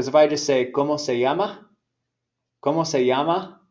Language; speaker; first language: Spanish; non-native, fluent; English